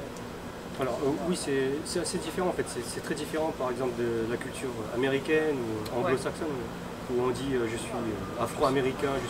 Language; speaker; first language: French; early bilingual, other home language; Min Nan Chinese